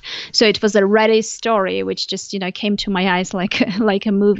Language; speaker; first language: English; non-native, fluent; Armenian